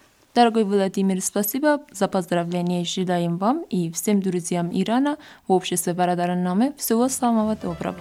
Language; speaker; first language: Russian; non-native, fluent; Persian